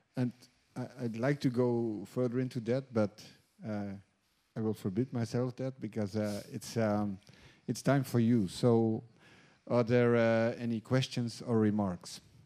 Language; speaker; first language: English; non-native, fluent; Dutch